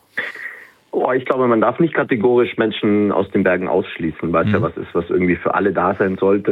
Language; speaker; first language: German; native; German